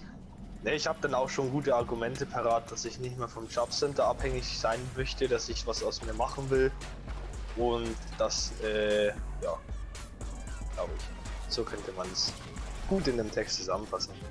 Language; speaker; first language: German; native; German